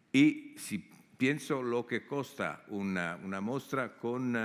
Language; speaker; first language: Spanish; non-native, fluent; Italian